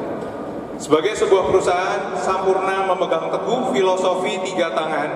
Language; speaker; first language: Indonesian; native; Indonesian